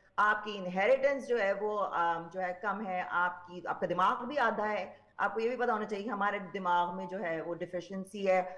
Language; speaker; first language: Urdu; native; Urdu